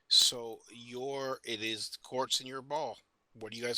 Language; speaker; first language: English; native; English